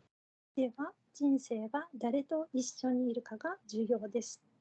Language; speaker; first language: Japanese; non-native, fluent; Korean